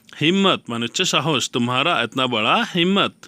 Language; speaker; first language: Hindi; non-native, learner; Bangla